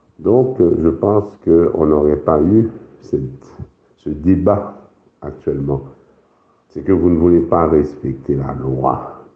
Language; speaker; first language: French; non-native, local second language; Haitian Creole